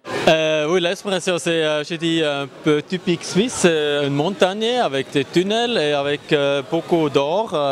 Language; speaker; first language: French; non-native, local second language; German